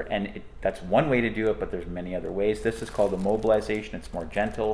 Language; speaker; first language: English; native; English